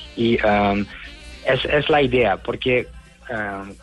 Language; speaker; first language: Spanish; non-native, learner; Dutch